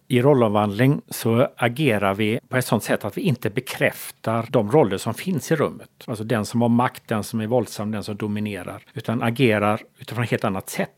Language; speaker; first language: Swedish; native; Swedish